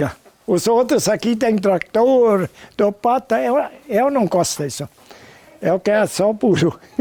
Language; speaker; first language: Portuguese; non-native, local second language; German